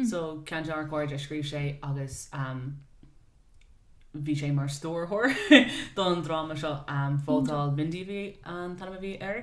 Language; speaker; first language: Irish; non-native, local second language; English